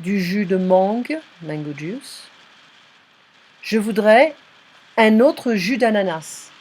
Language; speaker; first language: French; non-native, fluent; English